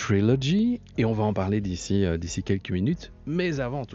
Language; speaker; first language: French; native; French